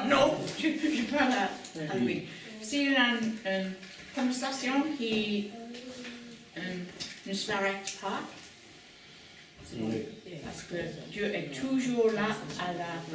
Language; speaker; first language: French; non-native, learner; English